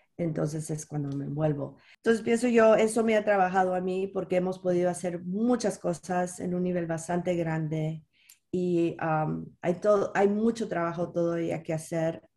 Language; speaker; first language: Spanish; early bilingual, heritage; Spanish